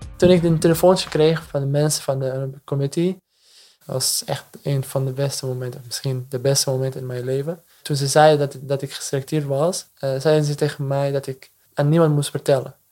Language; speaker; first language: Dutch; non-native, fluent; Arabic